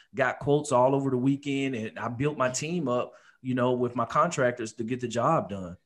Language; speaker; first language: English; native; English